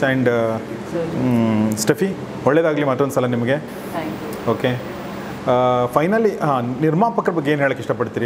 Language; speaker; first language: Kannada; native; Kannada